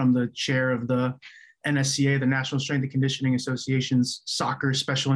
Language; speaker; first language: English; early bilingual, other home language; Chinese